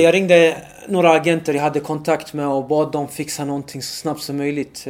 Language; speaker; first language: Swedish; early bilingual, other home language; Arabic